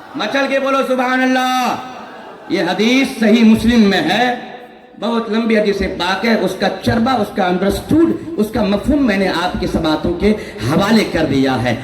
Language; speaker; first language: Urdu; native; Urdu